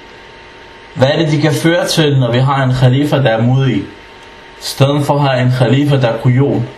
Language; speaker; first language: Danish; non-native, fluent; Arabic